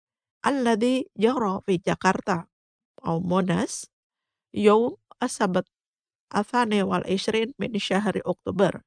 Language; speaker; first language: Arabic; non-native, fluent; Indonesian